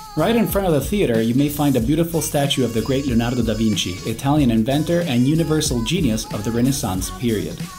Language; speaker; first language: English; non-native, fluent; Italian